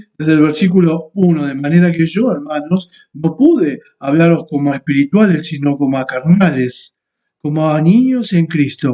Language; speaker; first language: Spanish; native; Spanish